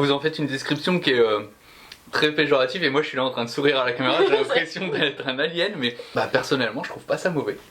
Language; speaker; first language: French; native; French